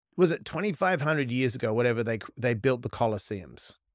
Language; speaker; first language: English; native; English